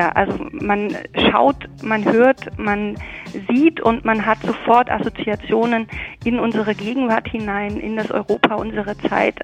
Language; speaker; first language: German; native; German